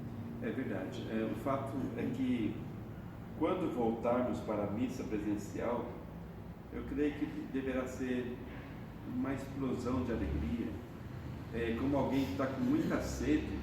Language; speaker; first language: Portuguese; native; Portuguese